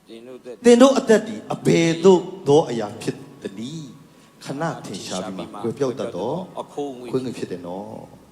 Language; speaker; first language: Burmese; non-native, local second language; Kachin